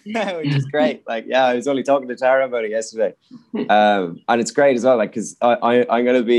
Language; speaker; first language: English; native; English